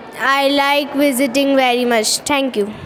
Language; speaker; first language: English; non-native, learner; Hindi